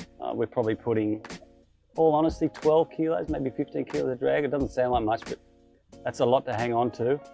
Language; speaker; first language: English; native; English